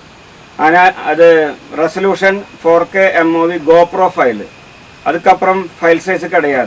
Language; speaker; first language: Tamil; non-native, learner; Malayalam